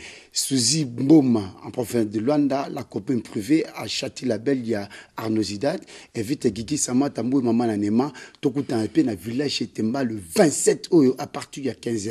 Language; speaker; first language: French; non-native, local second language; Lingala